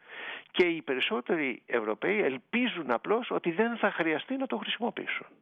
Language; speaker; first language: Greek; native; Greek